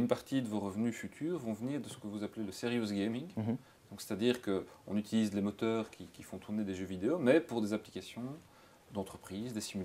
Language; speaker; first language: French; native; French